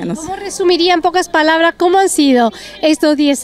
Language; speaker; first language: Spanish; native; Spanish